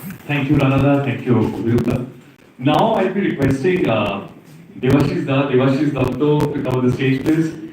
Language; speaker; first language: English; non-native, local second language; Bangla